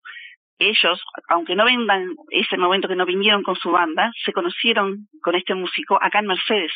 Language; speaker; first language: Spanish; native; Spanish